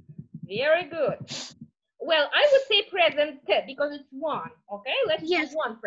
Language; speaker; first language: English; non-native, fluent; Russian